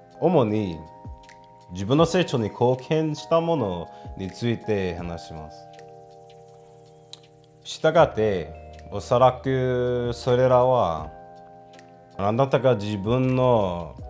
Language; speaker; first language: Japanese; non-native, fluent; English